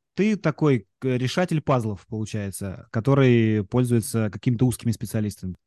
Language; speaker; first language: Russian; native; Russian